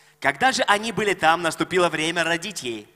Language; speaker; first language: Russian; native; Russian